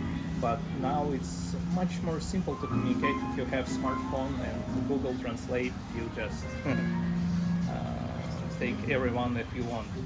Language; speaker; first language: English; non-native, learner; Russian